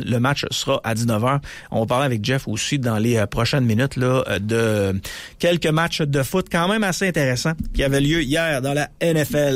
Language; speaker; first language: French; native; French